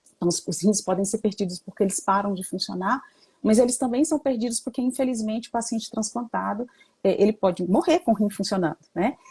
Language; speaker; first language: Portuguese; native; Portuguese